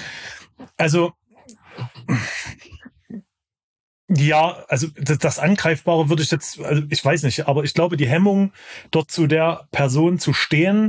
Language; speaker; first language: German; native; German